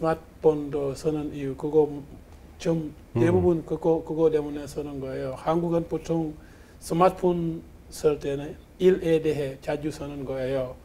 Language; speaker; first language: Korean; non-native, learner; French